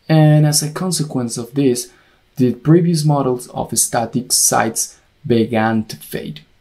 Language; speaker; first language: English; non-native, fluent; Spanish